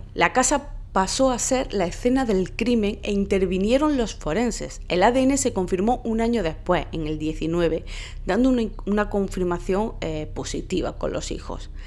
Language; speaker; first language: Spanish; native; Spanish